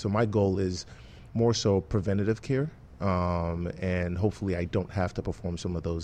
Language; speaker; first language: English; non-native, local second language; Yoruba